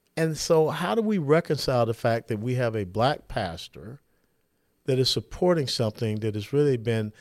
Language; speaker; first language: English; native; English